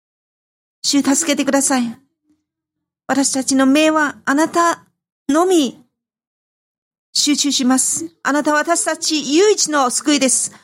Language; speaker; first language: Japanese; non-native, fluent; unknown